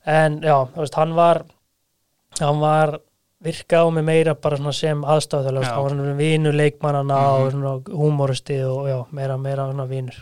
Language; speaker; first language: Icelandic; native; Icelandic